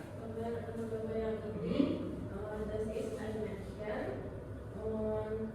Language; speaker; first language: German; non-native, learner; Indonesian